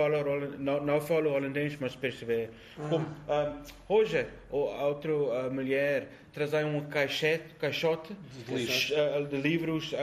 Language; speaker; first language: Portuguese; non-native, learner; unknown